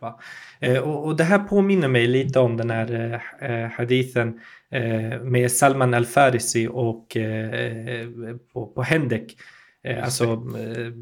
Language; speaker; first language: Swedish; native; Swedish